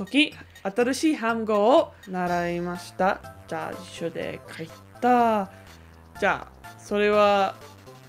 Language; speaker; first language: Japanese; non-native, learner; English